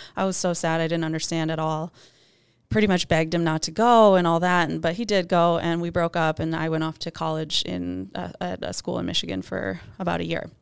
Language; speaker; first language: English; native; English